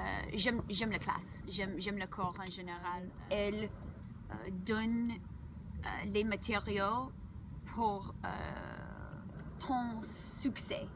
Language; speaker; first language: French; non-native, learner; English